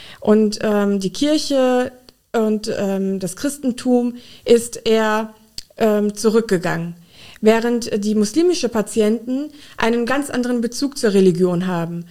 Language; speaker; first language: German; early bilingual, other home language; Urdu